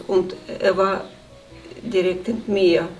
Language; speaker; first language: German; non-native, learner; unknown